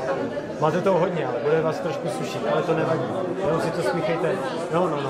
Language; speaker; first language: Czech; native; Czech